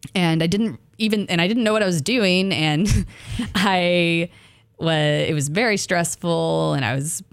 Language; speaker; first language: English; native; English